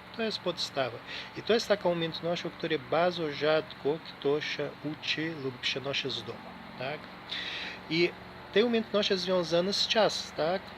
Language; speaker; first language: Polish; non-native, learner; Portuguese